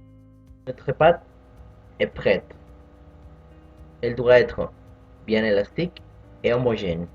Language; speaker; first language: French; non-native, fluent; Spanish